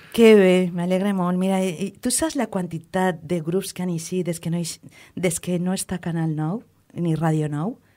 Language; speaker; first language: Catalan; native; Catalan